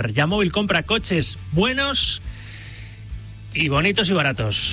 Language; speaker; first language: Spanish; native; Spanish